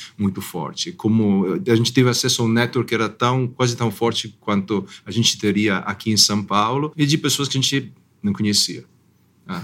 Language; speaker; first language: Portuguese; non-native, fluent; Italian